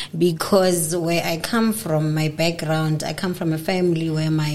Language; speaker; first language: English; non-native, local second language; Northern Sotho